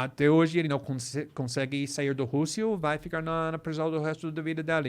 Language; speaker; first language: Portuguese; non-native, fluent; English